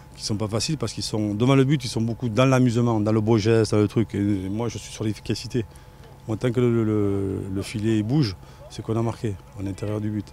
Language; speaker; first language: French; native; French